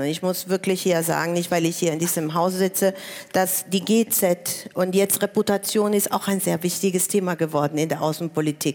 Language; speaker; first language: German; non-native, fluent; Spanish